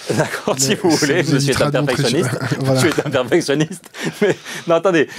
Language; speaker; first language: French; native; French